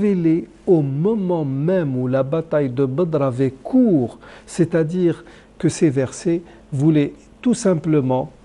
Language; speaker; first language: French; non-native, local second language; Arabic